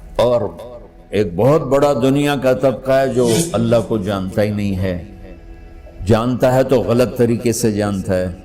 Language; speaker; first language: Urdu; non-native, local second language; Punjabi